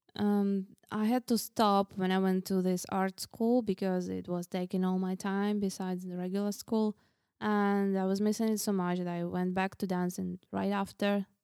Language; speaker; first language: English; non-native, fluent; Russian